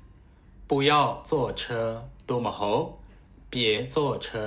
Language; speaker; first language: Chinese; non-native, fluent; Burmese